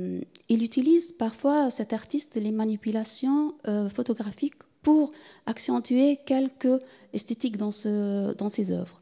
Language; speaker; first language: French; non-native, fluent; Arabic